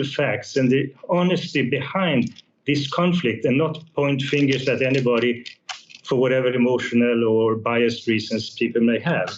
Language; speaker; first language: English; non-native, fluent; Swedish